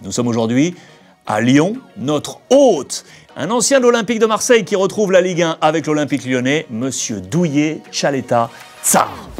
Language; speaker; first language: French; native; French